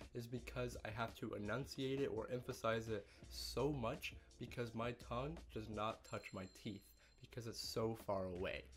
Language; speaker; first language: English; native; English